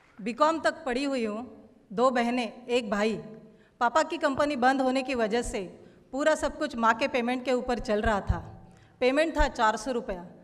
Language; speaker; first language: Hindi; non-native, local second language; Marathi